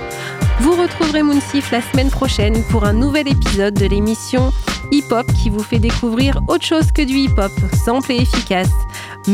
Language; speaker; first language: French; native; French